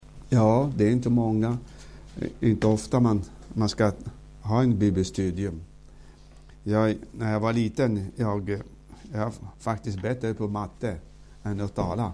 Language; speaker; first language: Swedish; non-native, fluent; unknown